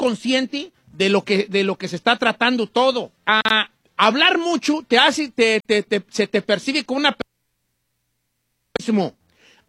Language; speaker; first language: Spanish; native; Spanish